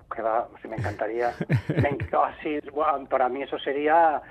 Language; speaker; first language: Spanish; native; Spanish